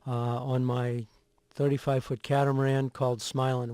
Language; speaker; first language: English; native; English